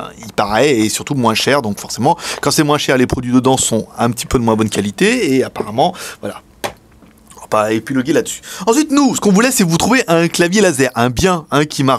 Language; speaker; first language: French; native; French